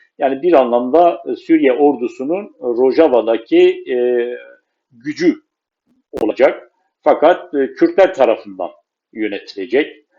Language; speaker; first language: Turkish; non-native, local second language; Kurdish